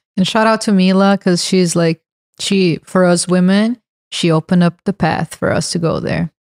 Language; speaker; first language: English; non-native, fluent; Portuguese